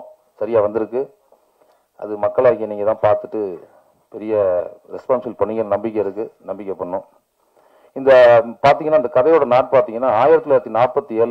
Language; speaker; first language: Tamil; native; Tamil